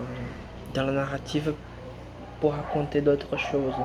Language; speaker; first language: French; non-native, learner; Portuguese